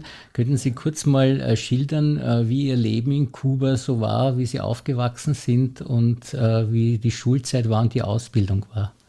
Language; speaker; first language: German; native; German